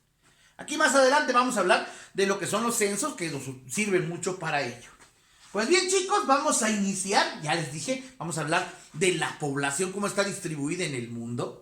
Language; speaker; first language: Spanish; native; Spanish